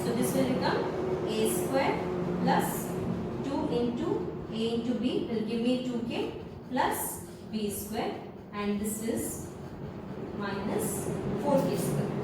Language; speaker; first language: English; non-native, local second language; Hindi